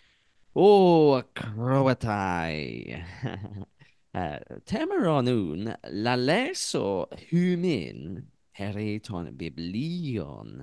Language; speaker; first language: Greek; non-native, learner; English